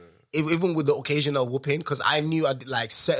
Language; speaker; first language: English; non-native, local second language; Yoruba